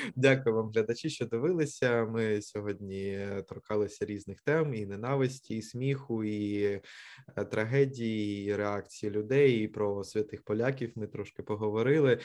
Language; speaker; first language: Ukrainian; native; Ukrainian